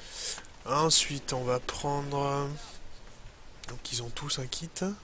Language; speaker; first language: French; native; French